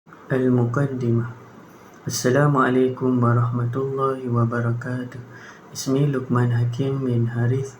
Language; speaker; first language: Arabic; non-native, learner; Malay